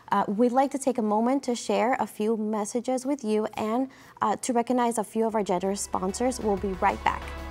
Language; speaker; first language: English; early bilingual, other home language; Spanish